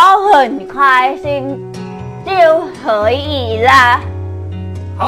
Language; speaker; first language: Chinese; non-native, learner; Thai